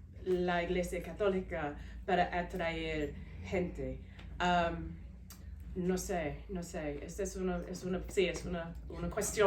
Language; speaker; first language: Spanish; non-native, fluent; English